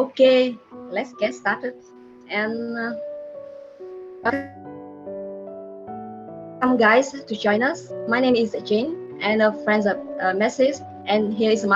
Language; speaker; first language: English; non-native, learner; Vietnamese